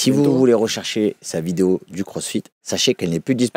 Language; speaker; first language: French; native; French